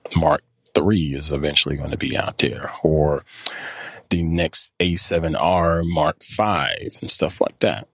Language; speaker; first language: English; native; English